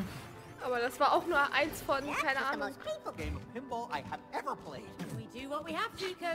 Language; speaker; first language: German; native; German